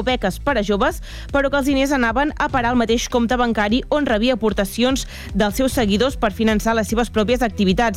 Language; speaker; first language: Catalan; native; Catalan